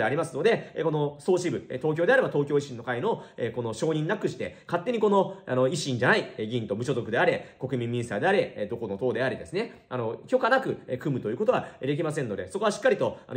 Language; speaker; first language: Japanese; native; Japanese